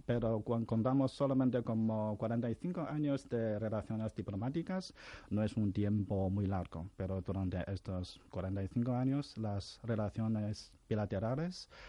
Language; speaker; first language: Spanish; non-native, fluent; Chinese